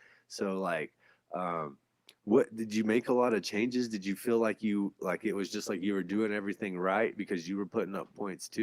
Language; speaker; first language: English; native; English